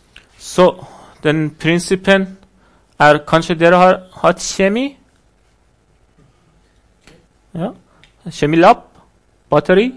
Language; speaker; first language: Swedish; non-native, fluent; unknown